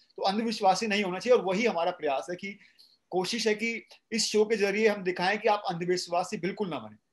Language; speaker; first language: Hindi; native; Hindi